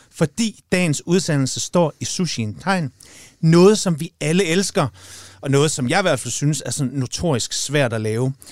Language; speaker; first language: Danish; native; Danish